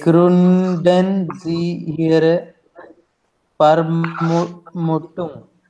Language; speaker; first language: German; non-native, learner; Hindi